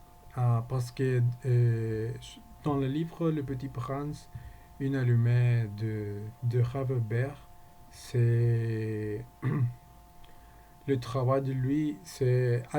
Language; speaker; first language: French; non-native, learner; Spanish